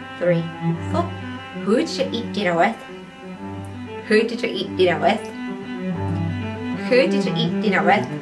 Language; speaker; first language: English; non-native, fluent; Japanese